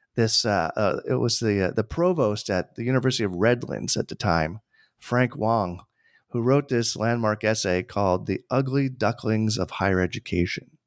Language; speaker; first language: English; native; English